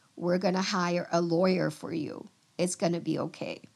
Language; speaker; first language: English; early bilingual, other home language; Vietnamese